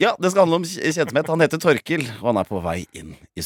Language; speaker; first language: Norwegian; native; Norwegian